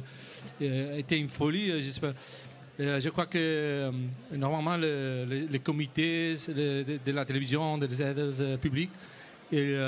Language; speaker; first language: French; non-native, learner; Spanish